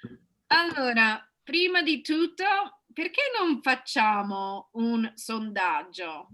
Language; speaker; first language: Italian; non-native, fluent; English